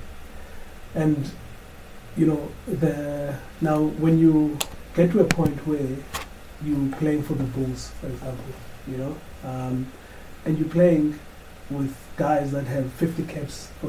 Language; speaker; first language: English; non-native, local second language; Xhosa